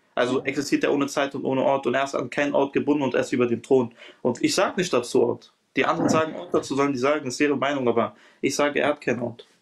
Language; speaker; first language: German; early bilingual, other home language; Turkish